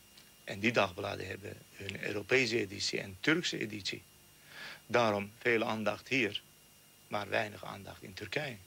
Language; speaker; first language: Dutch; non-native, fluent; Turkish